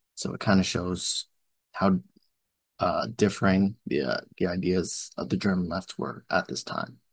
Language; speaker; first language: English; native; English